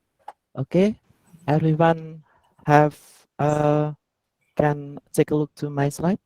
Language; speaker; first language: English; non-native, learner; Indonesian